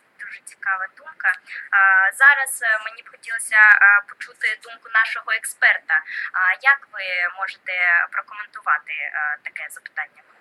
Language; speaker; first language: Ukrainian; native; Ukrainian